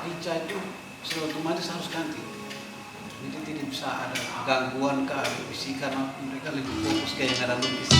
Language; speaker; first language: Indonesian; native; Indonesian